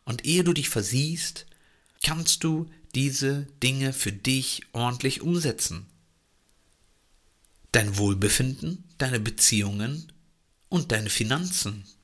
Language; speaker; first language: German; native; German